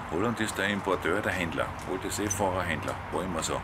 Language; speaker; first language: German; native; German